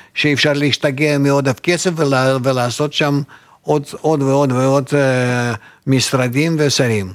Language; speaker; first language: Hebrew; non-native, fluent; Russian